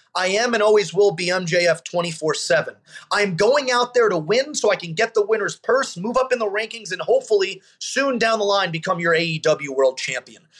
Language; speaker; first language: English; native; English